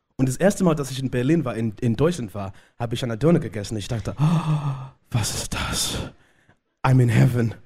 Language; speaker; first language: German; non-native, learner; Shona